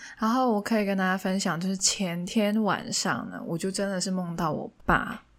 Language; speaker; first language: Chinese; non-native, local second language; Cantonese